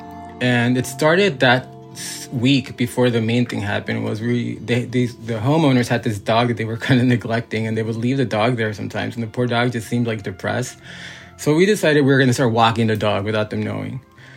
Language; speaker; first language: English; native; English